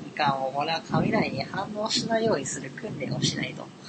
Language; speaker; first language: Japanese; native; Japanese